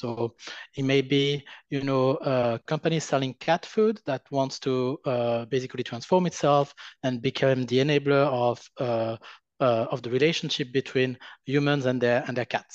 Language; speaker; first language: English; non-native, fluent; French